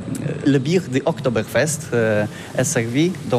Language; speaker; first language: French; non-native, learner; Polish